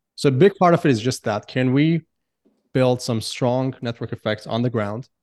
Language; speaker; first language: English; non-native, fluent; Persian